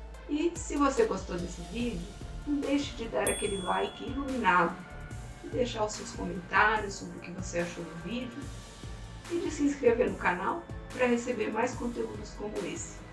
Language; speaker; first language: Portuguese; native; Portuguese